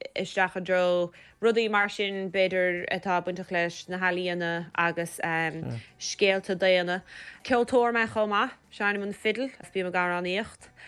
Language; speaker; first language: Irish; native; Irish